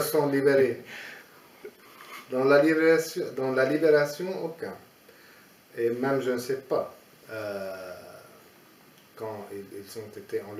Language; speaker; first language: French; non-native, fluent; Aramaic